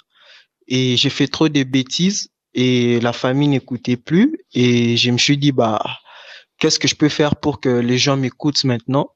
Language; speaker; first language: French; non-native, local second language; Lingala